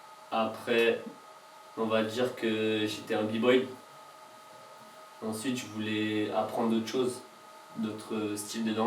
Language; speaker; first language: French; native; French